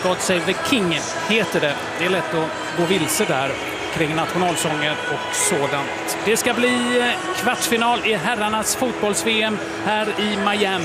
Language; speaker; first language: Swedish; native; Swedish